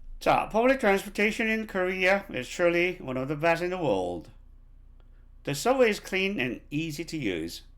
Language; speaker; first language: English; non-native, fluent; Korean